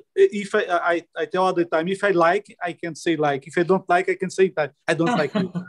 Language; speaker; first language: English; non-native, learner; Portuguese